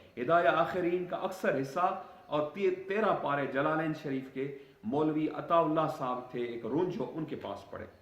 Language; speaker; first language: Urdu; non-native, local second language; Sindhi